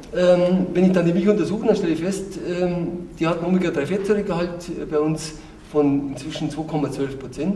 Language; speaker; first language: German; native; German